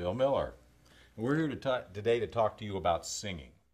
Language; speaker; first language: English; native; English